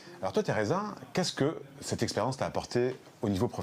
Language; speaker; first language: French; native; French